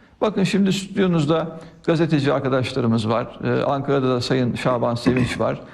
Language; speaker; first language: Turkish; native; Turkish